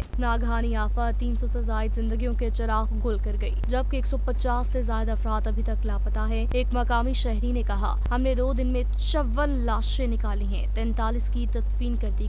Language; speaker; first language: Urdu; native; Urdu